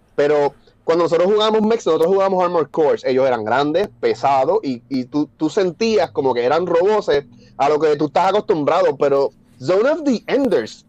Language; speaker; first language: Spanish; native; Spanish